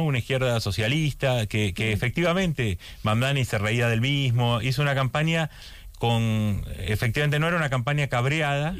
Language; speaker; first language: Spanish; native; Spanish